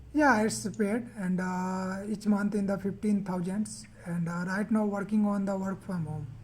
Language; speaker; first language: English; non-native, learner; Hindi